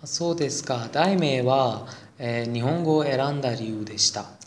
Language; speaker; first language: Japanese; non-native, learner; Persian